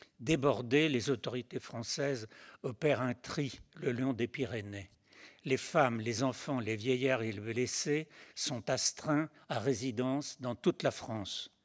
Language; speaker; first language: French; native; French